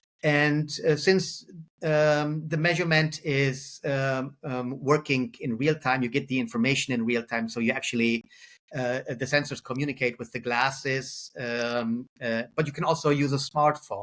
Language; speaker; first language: English; non-native, fluent; German